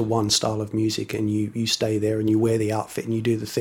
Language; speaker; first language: English; native; English